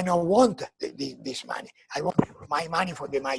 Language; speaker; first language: English; non-native, learner; Italian